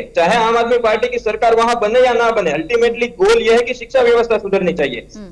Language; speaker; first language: Hindi; non-native, local second language; Gujarati